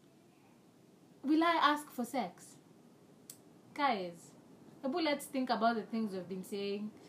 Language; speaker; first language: English; non-native, local second language; Swahili